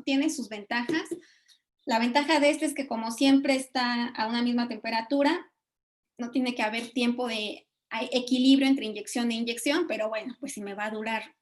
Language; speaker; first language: Spanish; native; Spanish